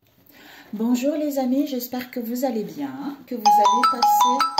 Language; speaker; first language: French; native; French